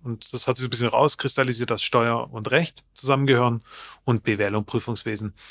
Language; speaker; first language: German; native; German